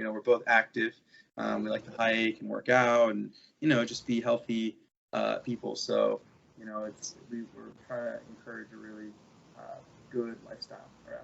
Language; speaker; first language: English; native; English